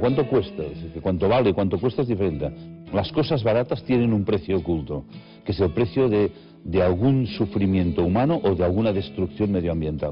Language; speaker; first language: Spanish; native; Spanish